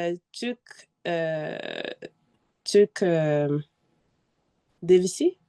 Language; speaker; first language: Turkish; non-native, learner; French